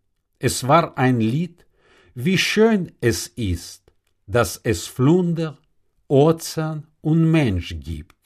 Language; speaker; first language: German; non-native, fluent; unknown